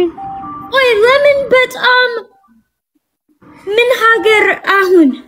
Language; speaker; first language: Amharic; non-native, learner; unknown